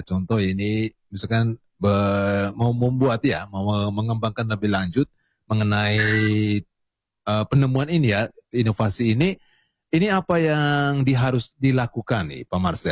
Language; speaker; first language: Indonesian; native; Indonesian